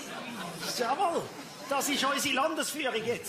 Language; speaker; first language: German; native; German